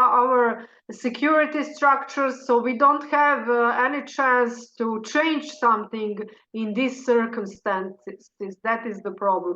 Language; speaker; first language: English; non-native, fluent; Serbian